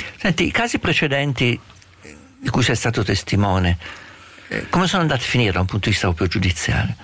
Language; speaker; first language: Italian; native; Italian